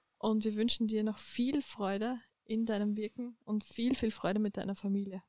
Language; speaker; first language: German; native; German